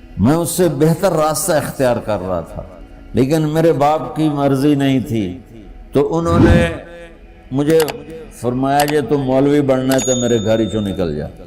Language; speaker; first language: Urdu; non-native, local second language; Punjabi